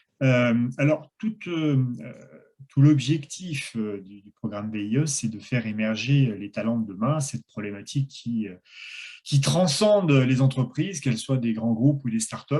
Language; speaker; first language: French; native; French